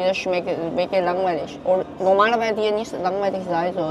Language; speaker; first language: German; non-native, learner; Chinese